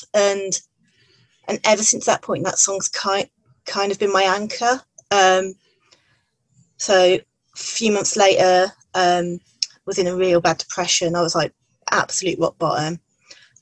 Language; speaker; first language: English; native; English